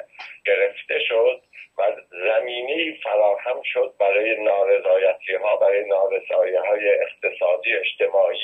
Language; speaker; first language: Persian; native; Persian